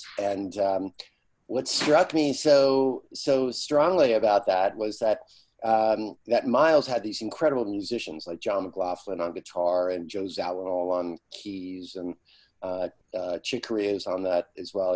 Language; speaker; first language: English; native; English